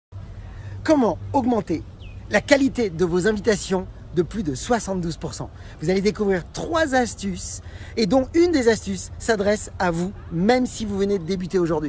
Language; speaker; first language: French; native; French